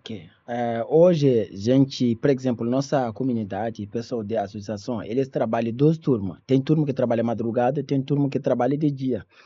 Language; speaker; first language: Portuguese; non-native, learner; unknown